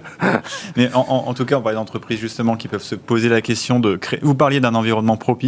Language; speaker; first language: French; native; French